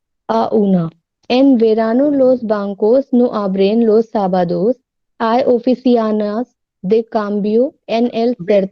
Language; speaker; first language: Spanish; non-native, learner; Hindi